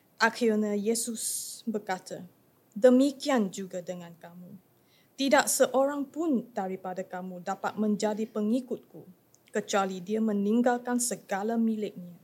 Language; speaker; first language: English; non-native, local second language; Chinese